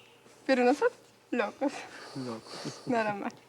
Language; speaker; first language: Spanish; non-native, fluent; German